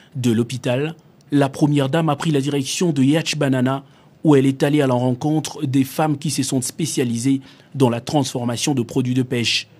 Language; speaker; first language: French; non-native, local second language; Lingala